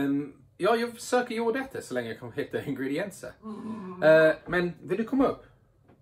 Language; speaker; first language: Swedish; non-native, fluent; English